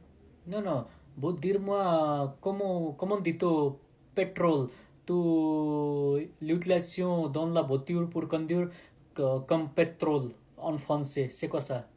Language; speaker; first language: French; non-native, learner; Nepali